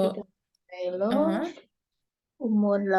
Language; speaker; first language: Indonesian; non-native, learner; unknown